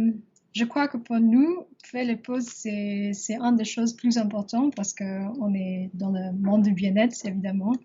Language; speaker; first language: French; non-native, learner; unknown